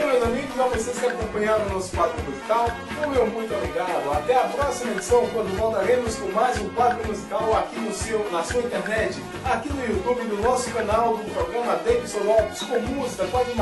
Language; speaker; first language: Portuguese; native; Portuguese